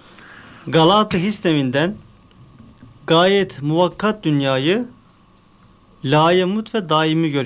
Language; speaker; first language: Turkish; native; Turkish